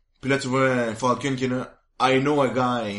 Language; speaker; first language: French; native; French